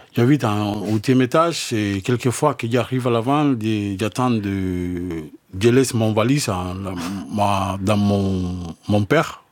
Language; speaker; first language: French; non-native, learner; Spanish